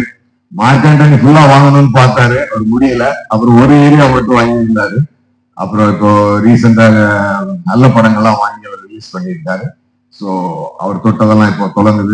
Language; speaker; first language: Tamil; native; Tamil